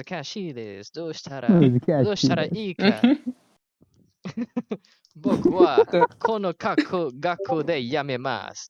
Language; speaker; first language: Japanese; non-native, learner; Malay